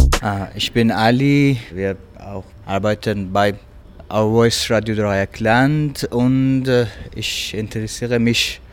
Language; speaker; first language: German; non-native, learner; Persian